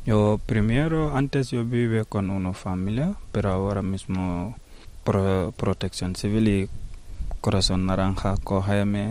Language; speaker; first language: Spanish; non-native, learner; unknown